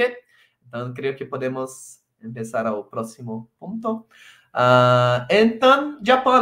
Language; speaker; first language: Spanish; non-native, local second language; Portuguese